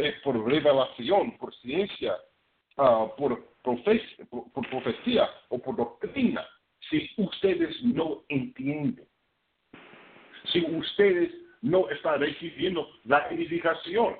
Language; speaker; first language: Spanish; non-native, fluent; English